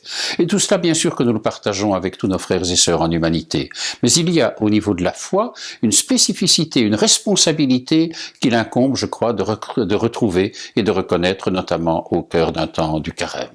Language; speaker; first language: French; native; French